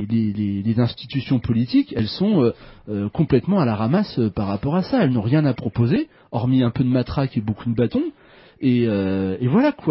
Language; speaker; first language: French; native; French